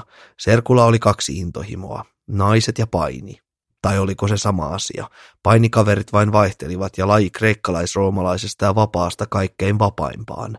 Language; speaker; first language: Finnish; native; Finnish